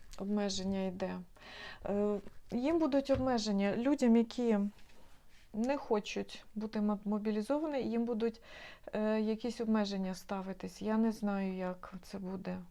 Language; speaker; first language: Ukrainian; non-native, local second language; Russian